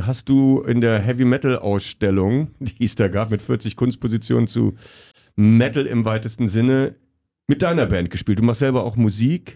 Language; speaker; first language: German; native; German